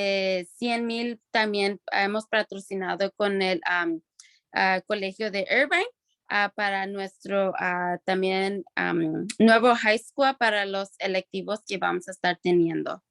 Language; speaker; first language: Spanish; early bilingual, other home language; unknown